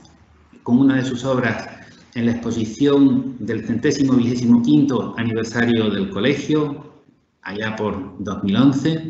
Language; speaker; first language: Spanish; native; Spanish